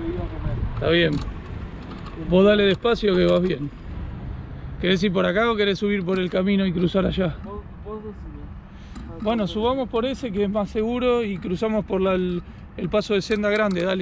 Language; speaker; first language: Spanish; native; Spanish